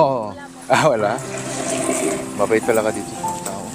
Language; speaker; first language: Filipino; non-native, learner; Korean